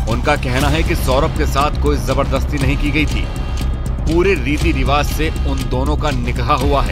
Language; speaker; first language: Hindi; native; Hindi